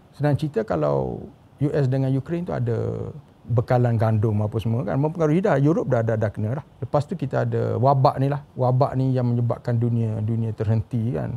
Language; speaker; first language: Malay; native; Malay